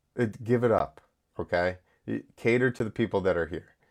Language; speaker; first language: English; early bilingual, other home language; Italian